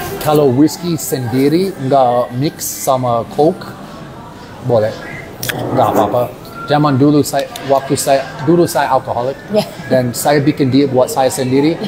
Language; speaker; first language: Indonesian; non-native, learner; English